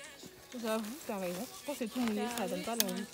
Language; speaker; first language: French; native; French